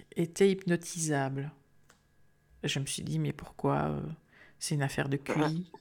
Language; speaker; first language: French; native; French